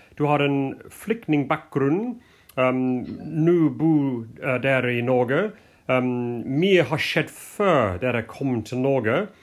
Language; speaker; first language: Norwegian; non-native, fluent; English